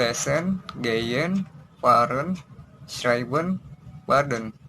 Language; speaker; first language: German; non-native, learner; Indonesian